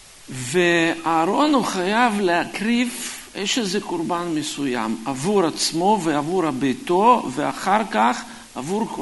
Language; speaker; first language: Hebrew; non-native, fluent; Russian